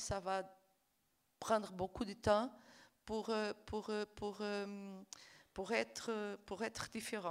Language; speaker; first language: French; non-native, fluent; Portuguese